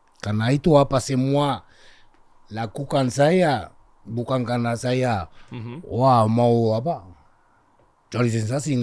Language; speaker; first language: Indonesian; non-native, learner; Spanish